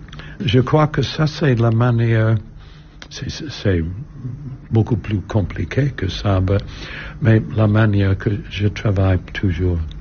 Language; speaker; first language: French; non-native, learner; English